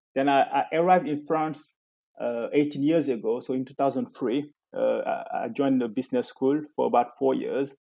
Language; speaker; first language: English; non-native, fluent; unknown